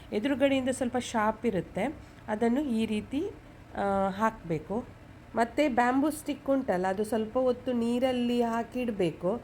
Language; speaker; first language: Kannada; non-native, local second language; Konkani